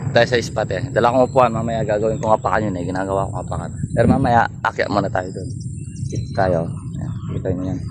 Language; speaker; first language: Filipino; non-native, local second language; Pampanga